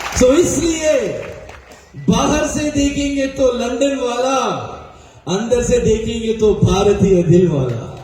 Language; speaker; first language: Hindi; early bilingual, heritage; Hindi